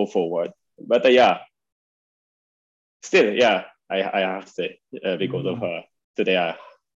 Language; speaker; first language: English; non-native, fluent; Japanese